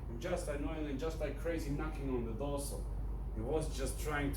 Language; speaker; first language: English; non-native, fluent; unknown